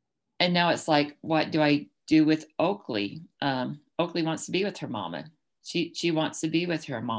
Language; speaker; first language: English; native; English